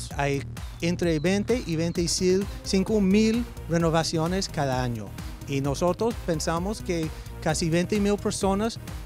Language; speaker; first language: Spanish; non-native, fluent; English